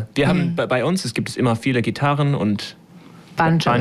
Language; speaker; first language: German; non-native, fluent; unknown